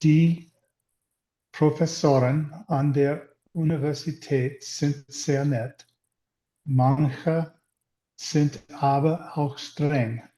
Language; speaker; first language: German; non-native, learner; English